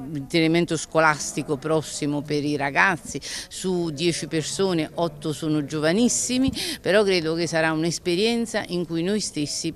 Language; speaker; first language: Italian; native; Italian